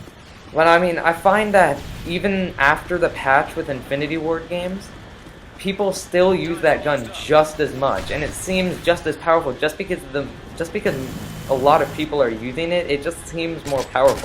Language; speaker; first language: English; native; English